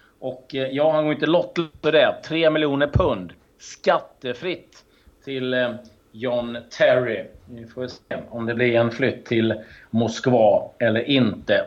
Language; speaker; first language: Swedish; native; Swedish